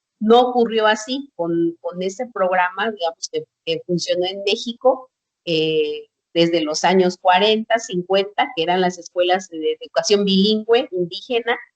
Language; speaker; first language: Spanish; non-native, local second language; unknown